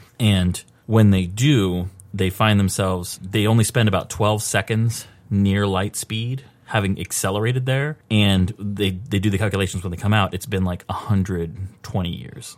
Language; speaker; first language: English; native; English